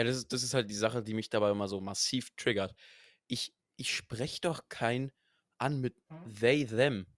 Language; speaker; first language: German; native; German